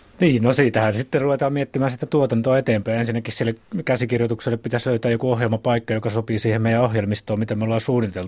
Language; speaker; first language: Finnish; native; Finnish